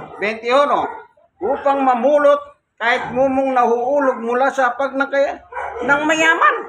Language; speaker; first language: Filipino; non-native, local second language; Pampanga